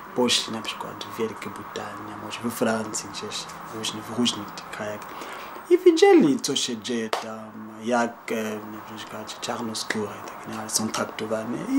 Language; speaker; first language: Polish; non-native, fluent; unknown